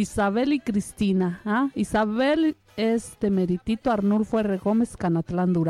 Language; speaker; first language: Spanish; native; Spanish